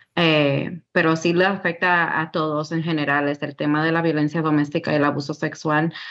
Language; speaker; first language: Spanish; early bilingual, heritage; Spanish